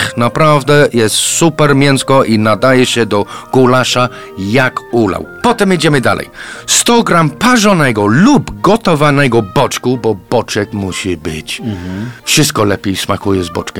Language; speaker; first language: Polish; non-native, fluent; English